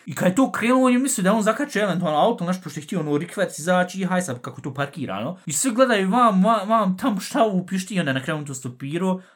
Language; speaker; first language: Bosnian; early bilingual, heritage; Bosnian